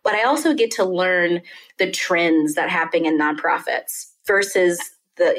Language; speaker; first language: English; native; English